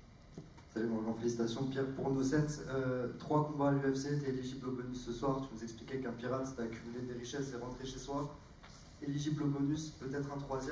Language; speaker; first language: French; native; French